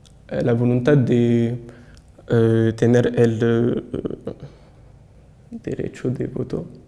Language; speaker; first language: Spanish; non-native, learner; French